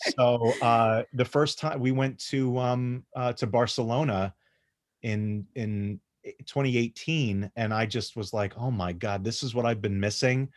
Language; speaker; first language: English; native; English